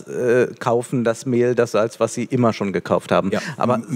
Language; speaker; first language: German; native; German